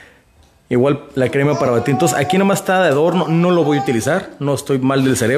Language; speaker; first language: Spanish; native; Spanish